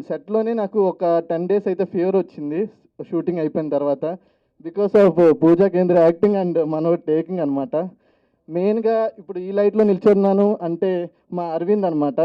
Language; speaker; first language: Telugu; native; Telugu